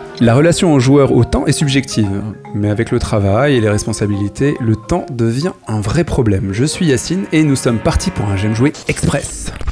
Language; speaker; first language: French; native; French